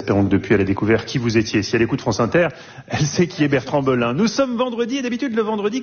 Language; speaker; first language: French; native; French